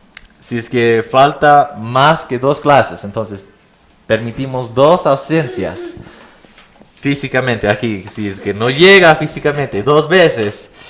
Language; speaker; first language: Spanish; non-native, fluent; English